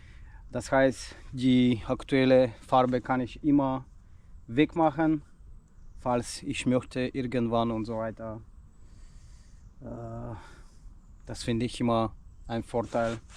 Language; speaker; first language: German; non-native, learner; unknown